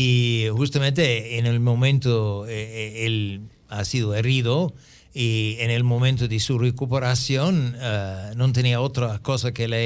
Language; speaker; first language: Spanish; non-native, fluent; English